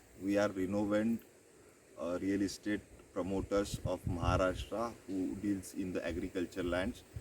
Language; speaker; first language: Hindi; non-native, local second language; Marathi